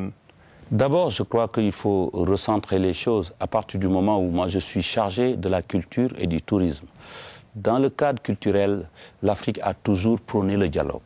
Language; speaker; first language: French; non-native, local second language; Wolof